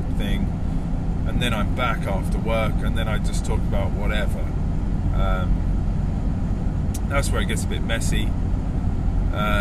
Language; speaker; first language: English; native; English